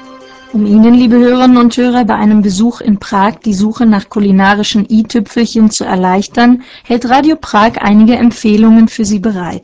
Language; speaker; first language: German; native; German